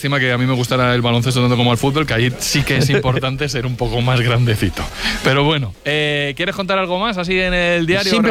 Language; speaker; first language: Spanish; native; Spanish